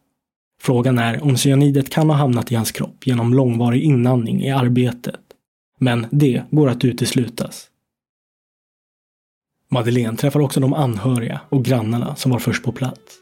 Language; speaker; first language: Swedish; native; Swedish